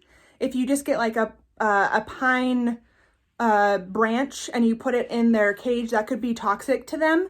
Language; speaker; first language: English; native; English